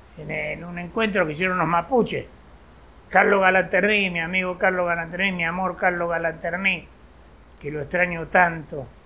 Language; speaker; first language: Spanish; native; Spanish